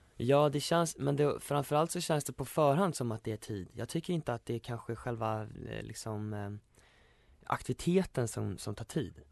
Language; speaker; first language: Swedish; native; Swedish